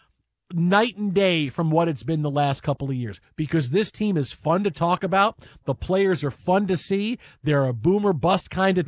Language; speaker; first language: English; native; English